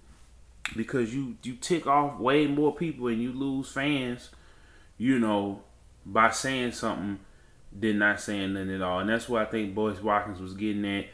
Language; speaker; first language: English; native; English